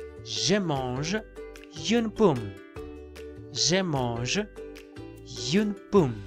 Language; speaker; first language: French; non-native, learner; Spanish